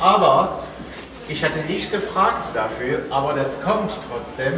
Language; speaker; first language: German; non-native, fluent; French